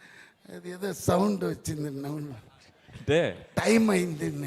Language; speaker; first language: Telugu; non-native, learner; Tamil